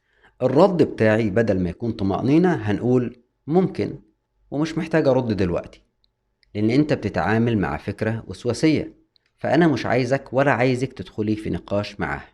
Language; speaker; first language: Arabic; native; Arabic